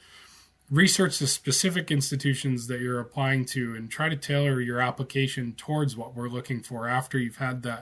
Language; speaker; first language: English; native; English